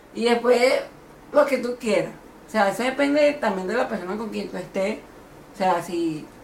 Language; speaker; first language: Spanish; native; Spanish